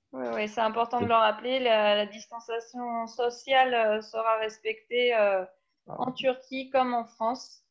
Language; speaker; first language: French; native; French